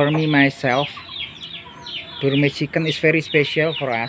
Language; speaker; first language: English; non-native, learner; Indonesian